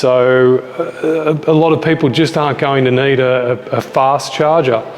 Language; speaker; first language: English; native; English